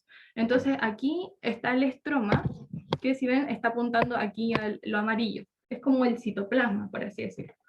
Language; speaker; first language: Spanish; native; Spanish